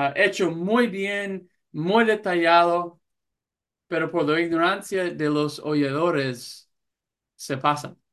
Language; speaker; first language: Spanish; non-native, fluent; English